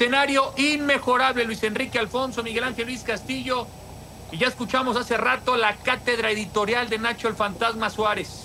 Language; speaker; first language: Spanish; native; Spanish